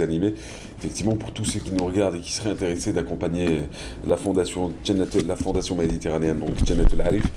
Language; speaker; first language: French; non-native, local second language; Arabic